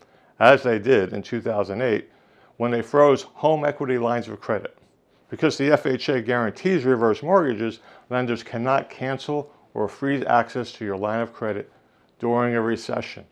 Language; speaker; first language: English; native; English